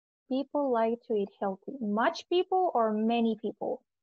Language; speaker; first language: English; non-native, fluent; Spanish